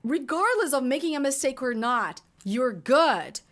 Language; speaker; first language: English; non-native, fluent; Portuguese